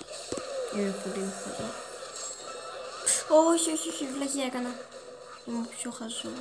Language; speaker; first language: Greek; early bilingual, heritage; Greek